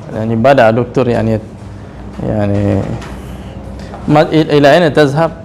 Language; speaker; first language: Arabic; non-native, fluent; Indonesian